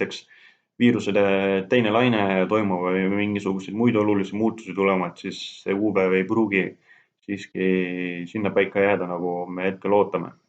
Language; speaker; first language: Estonian; native; Estonian